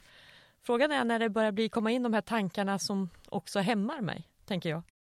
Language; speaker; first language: Swedish; native; Swedish